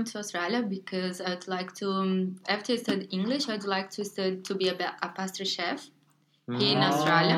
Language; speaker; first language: English; non-native, learner; Portuguese